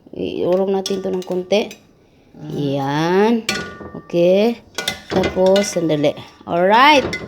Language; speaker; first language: Filipino; non-native, local second language; Cebuano